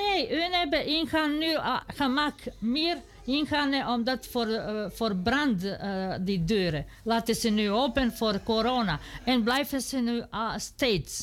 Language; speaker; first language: Dutch; non-native, learner; Serbian